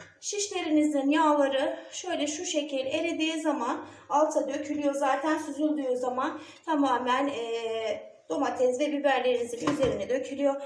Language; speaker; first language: Turkish; native; Turkish